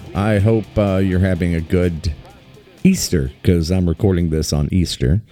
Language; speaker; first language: English; native; English